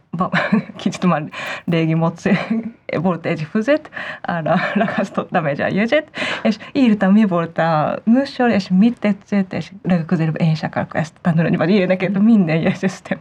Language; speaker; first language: Hungarian; non-native, learner; Japanese